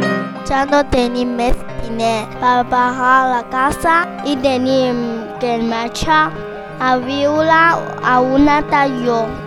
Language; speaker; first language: Catalan; non-native, learner; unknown